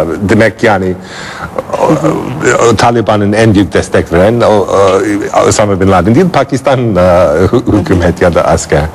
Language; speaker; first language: Turkish; non-native, fluent; English